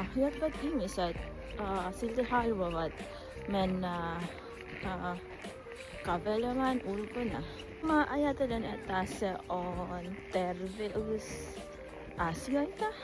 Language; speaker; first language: Finnish; non-native, learner; Filipino